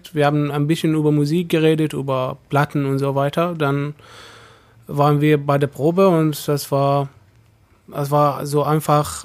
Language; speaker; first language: German; non-native, fluent; Arabic